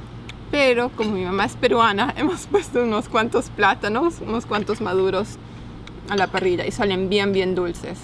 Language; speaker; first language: Spanish; early bilingual, heritage; Spanish